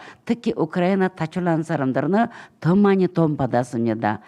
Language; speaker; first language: Korean; non-native, fluent; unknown